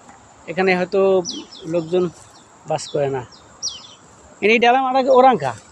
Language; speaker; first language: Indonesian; non-native, learner; Bangla